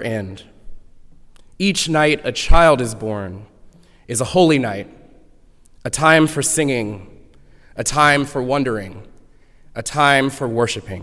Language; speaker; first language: English; native; English